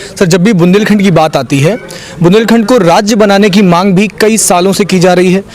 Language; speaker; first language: Hindi; native; Hindi